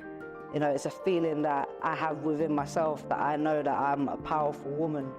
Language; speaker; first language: English; native; English